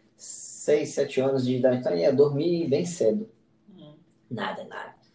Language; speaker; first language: Portuguese; non-native, fluent; French